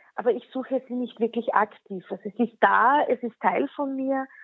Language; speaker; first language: German; non-native, local second language; Slovenian